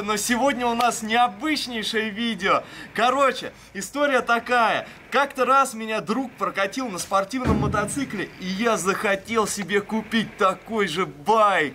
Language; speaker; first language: Russian; native; Russian